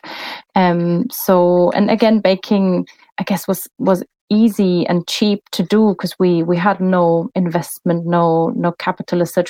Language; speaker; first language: English; non-native, fluent; German